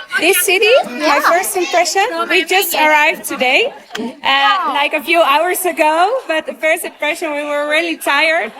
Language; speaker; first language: English; non-native, fluent; Dutch